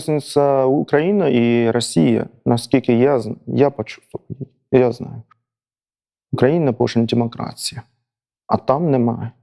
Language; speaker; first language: Ukrainian; non-native, learner; Chinese